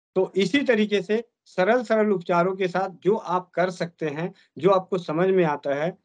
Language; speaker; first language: Hindi; native; Hindi